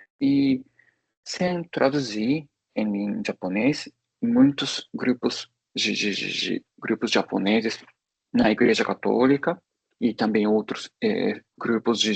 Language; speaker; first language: Portuguese; non-native, fluent; Japanese